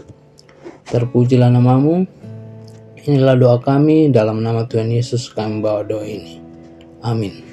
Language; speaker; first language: Indonesian; native; Indonesian